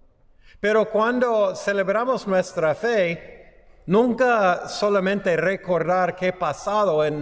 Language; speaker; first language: Spanish; non-native, fluent; English